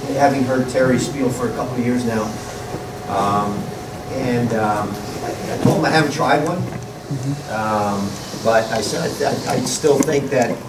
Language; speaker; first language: English; native; English